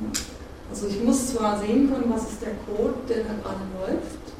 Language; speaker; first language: German; native; German